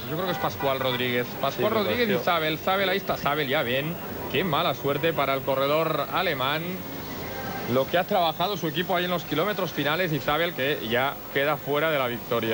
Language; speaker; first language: Spanish; native; Spanish